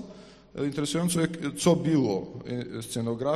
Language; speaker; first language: Polish; non-native, fluent; Ukrainian